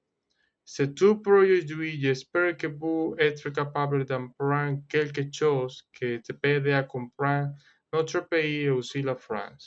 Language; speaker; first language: French; non-native, learner; Spanish